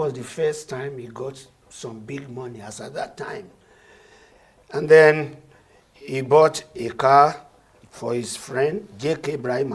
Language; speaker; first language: English; non-native, local second language; Yoruba